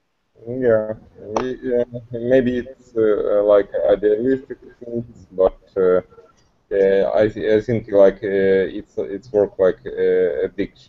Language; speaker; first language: English; non-native, learner; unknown